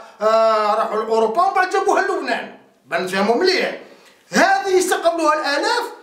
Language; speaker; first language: Arabic; native; Arabic